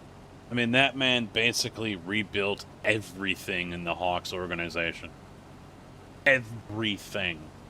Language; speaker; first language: English; native; English